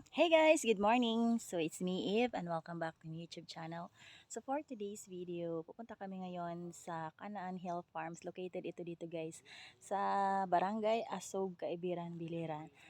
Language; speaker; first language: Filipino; non-native, local second language; Cebuano